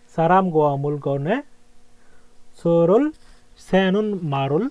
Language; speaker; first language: Korean; non-native, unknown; Bangla